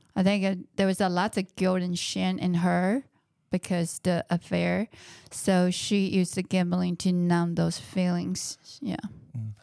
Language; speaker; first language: English; non-native, fluent; Chinese